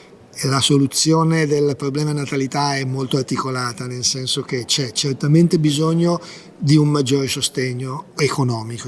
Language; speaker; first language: Italian; native; Italian